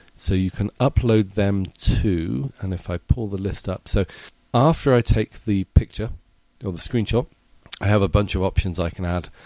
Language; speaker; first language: English; native; English